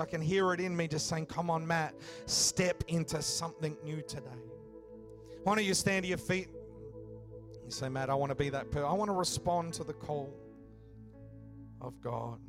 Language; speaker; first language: English; native; English